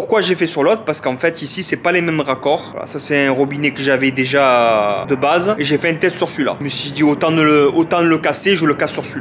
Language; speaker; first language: French; native; French